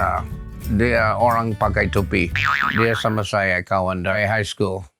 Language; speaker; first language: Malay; non-native, learner; English